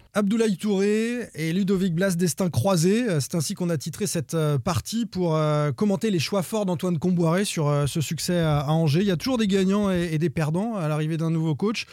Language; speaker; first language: French; native; French